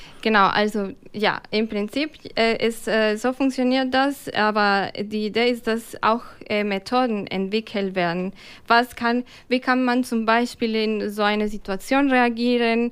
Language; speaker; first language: German; non-native, fluent; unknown